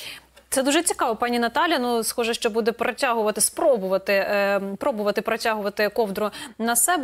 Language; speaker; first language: Ukrainian; native; Ukrainian